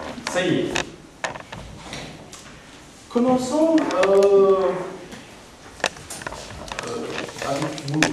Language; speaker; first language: French; non-native, fluent; Russian